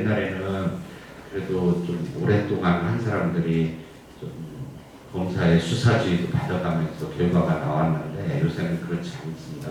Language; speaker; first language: Korean; native; Korean